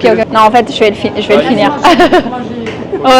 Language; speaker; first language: French; non-native, fluent; English